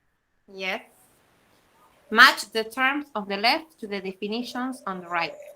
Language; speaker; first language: English; non-native, learner; Spanish